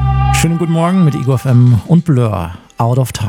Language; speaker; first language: German; native; German